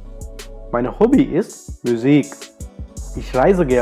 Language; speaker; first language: German; non-native, local second language; Hindi